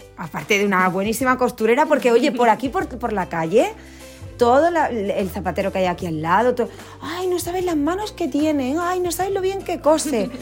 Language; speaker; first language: Spanish; native; Spanish